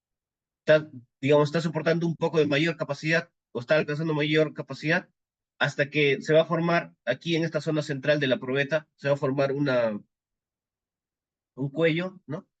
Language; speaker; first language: Spanish; native; Spanish